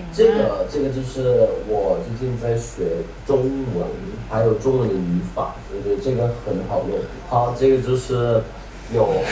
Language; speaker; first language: Chinese; non-native, learner; Thai